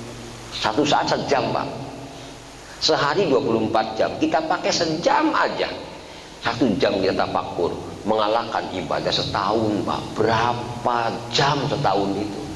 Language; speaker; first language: Indonesian; native; Indonesian